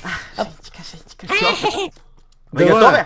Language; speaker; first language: Russian; native; Russian